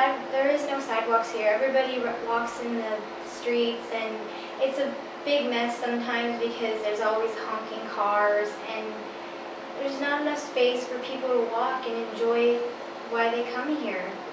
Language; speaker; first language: English; early bilingual, other home language; Portuguese